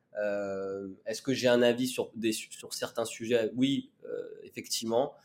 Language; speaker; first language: French; native; French